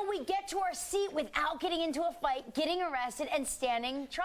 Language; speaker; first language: English; native; English